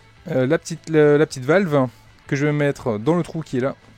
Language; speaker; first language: French; native; French